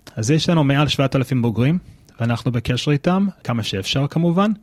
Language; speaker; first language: Hebrew; non-native, fluent; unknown